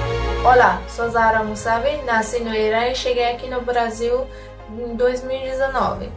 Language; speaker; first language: Portuguese; non-native, fluent; Persian